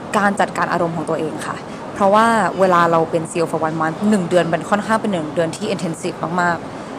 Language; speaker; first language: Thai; early bilingual, heritage; Thai